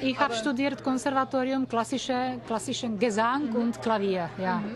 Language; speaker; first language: German; non-native, learner; Czech